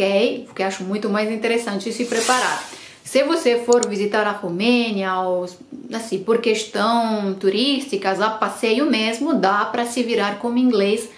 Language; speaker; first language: Portuguese; non-native, fluent; Romanian